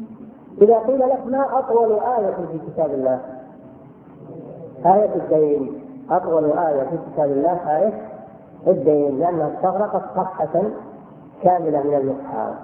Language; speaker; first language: Arabic; native; Arabic